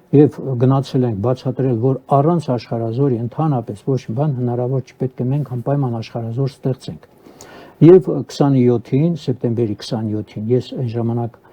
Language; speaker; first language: Armenian; native; Armenian